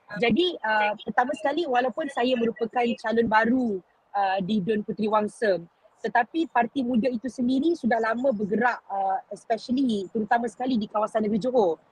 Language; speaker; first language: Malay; native; Malay